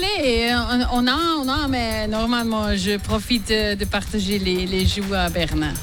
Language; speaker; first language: French; non-native, local second language; German